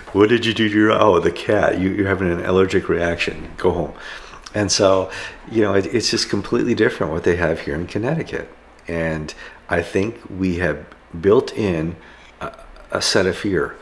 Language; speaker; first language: English; native; English